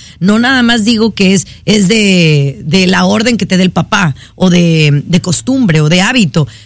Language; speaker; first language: Spanish; native; Spanish